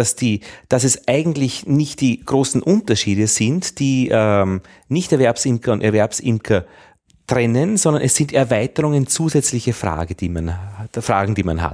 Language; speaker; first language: German; native; German